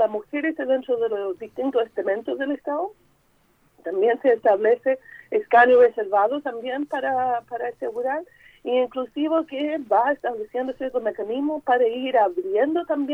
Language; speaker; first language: Spanish; non-native, fluent; English